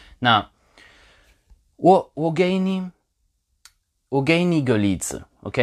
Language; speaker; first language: Chinese; non-native, learner; Polish